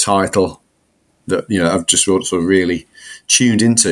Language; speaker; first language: English; native; English